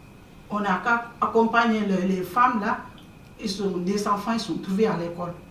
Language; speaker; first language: French; non-native, learner; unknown